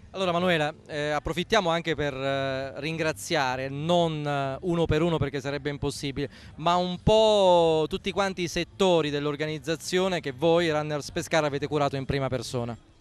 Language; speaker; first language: Italian; native; Italian